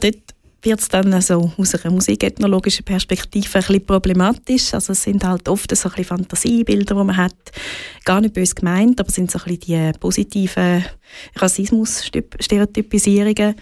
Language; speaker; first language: German; native; German